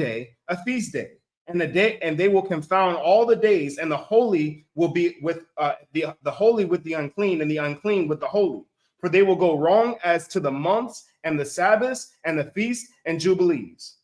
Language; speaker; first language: English; native; English